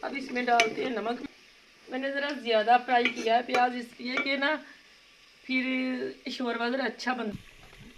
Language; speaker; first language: Urdu; non-native, local second language; Punjabi